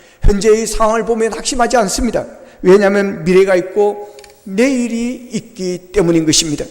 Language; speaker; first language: Korean; native; Korean